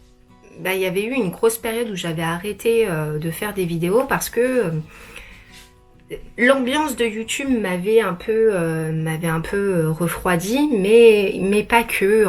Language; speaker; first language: French; native; French